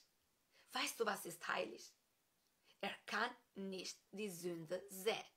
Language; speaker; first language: German; non-native, fluent; Albanian